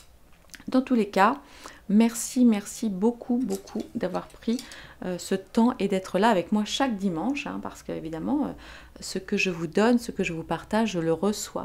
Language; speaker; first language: French; native; French